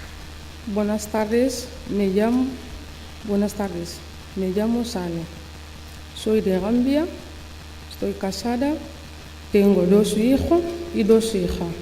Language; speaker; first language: Spanish; non-native, learner; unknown